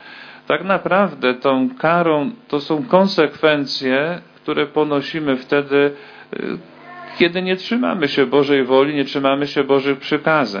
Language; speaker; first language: Polish; native; Polish